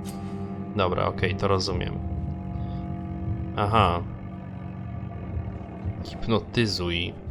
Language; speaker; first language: Polish; native; Polish